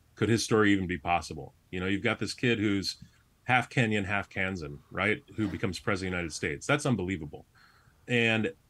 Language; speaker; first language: English; native; English